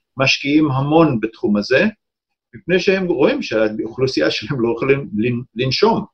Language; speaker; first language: Hebrew; non-native, fluent; English